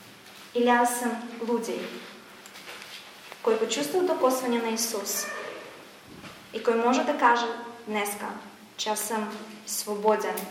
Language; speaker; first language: Bulgarian; non-native, fluent; Russian